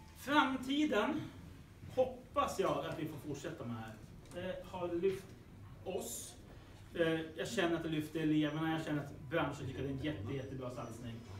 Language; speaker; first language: Swedish; native; Swedish